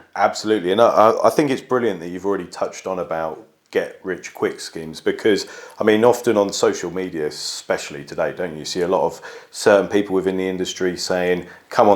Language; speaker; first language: English; native; English